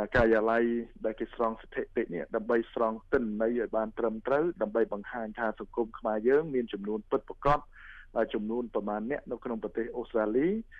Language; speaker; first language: Khmer; native; Khmer